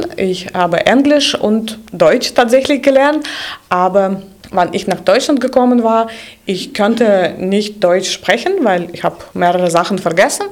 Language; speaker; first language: German; non-native, fluent; Russian